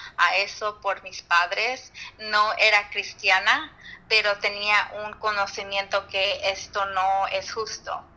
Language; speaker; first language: Spanish; early bilingual, heritage; Spanish